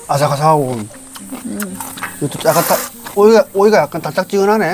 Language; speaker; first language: Korean; native; Korean